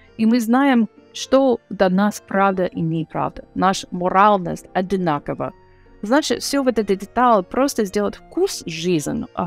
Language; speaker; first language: Russian; non-native, learner; English